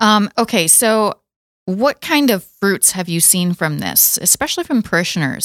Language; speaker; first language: English; native; English